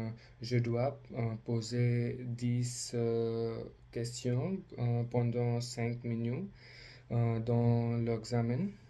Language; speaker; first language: French; non-native, learner; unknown